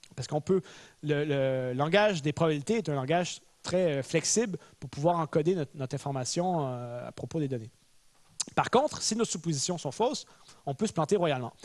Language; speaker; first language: French; native; French